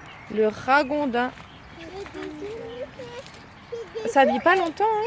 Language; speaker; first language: French; native; French